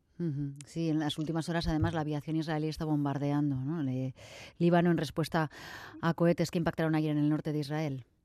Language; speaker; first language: Spanish; native; Spanish